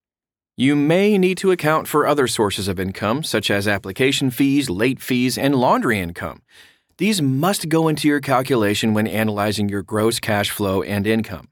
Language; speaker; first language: English; native; English